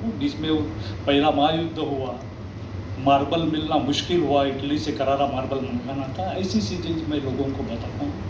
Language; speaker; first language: Hindi; non-native, local second language; Marathi